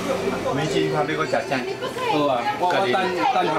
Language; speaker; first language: Chinese; native; Chinese